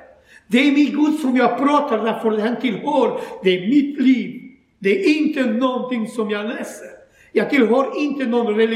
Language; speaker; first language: Swedish; non-native, learner; Croatian